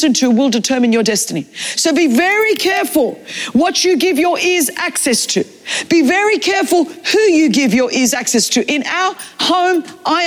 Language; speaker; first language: English; non-native, local second language; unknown